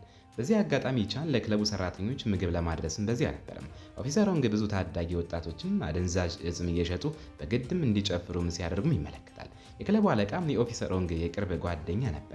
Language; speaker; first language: Amharic; native; Amharic